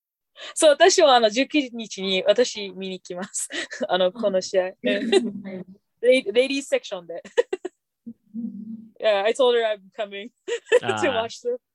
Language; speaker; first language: Japanese; non-native, fluent; English